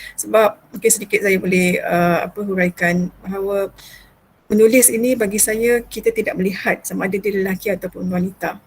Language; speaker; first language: Malay; native; Malay